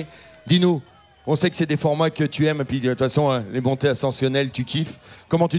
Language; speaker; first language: French; native; French